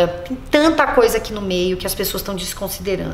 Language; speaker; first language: Portuguese; native; Portuguese